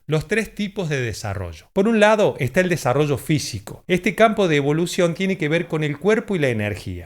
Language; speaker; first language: Spanish; native; Spanish